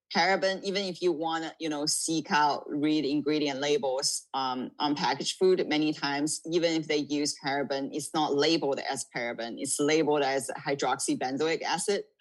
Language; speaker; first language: English; non-native, fluent; Chinese